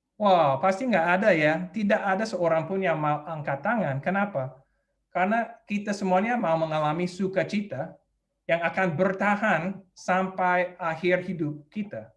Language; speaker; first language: Indonesian; non-native, fluent; English